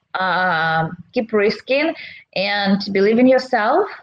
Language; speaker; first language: English; non-native, fluent; Russian